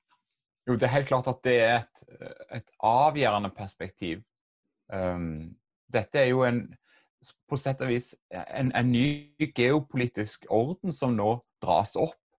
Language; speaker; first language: Norwegian; native; Norwegian